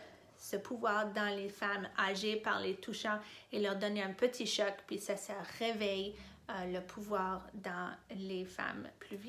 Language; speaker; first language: French; non-native, fluent; English